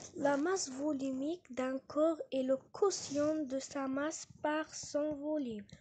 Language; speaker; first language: French; non-native, local second language; Arabic